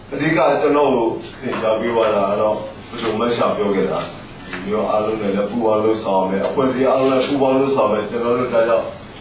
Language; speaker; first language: Burmese; non-native, local second language; Mon